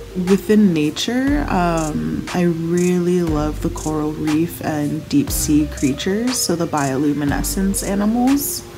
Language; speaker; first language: English; native; English